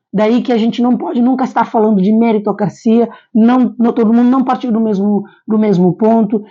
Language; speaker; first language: Portuguese; non-native, local second language; Kabuverdianu